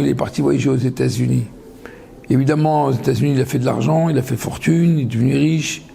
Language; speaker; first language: French; native; French